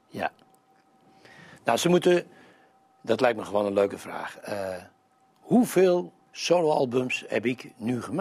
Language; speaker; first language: Dutch; native; Dutch